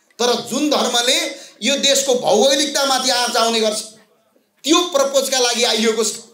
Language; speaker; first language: Nepali; native; Nepali